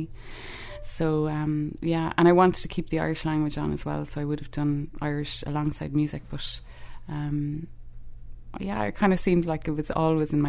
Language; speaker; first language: English; native; English